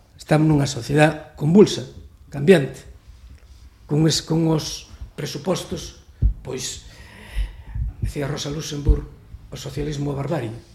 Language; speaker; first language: Galician; non-native, local second language; Spanish